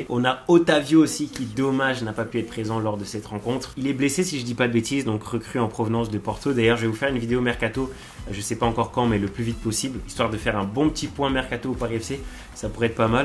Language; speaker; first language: French; native; French